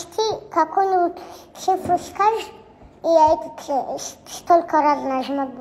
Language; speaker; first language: Russian; non-native, local second language; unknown